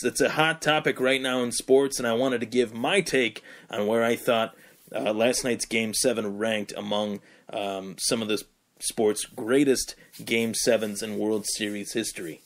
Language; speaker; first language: English; native; English